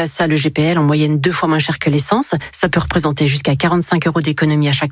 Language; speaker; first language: French; native; French